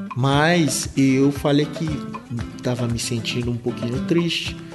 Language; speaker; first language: Portuguese; non-native, fluent; Lingala